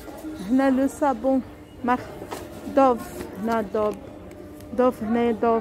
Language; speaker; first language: Arabic; native; Arabic